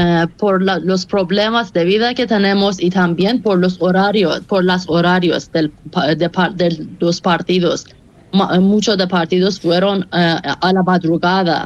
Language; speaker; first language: Spanish; non-native, fluent; Persian